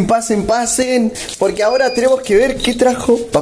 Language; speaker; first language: Spanish; native; Spanish